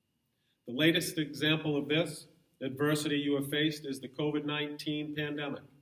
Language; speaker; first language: English; native; English